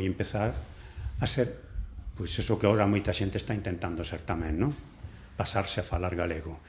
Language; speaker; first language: Galician; non-native, local second language; Spanish